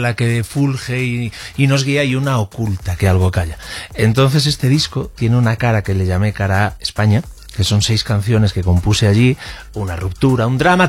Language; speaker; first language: Spanish; non-native, local second language; Galician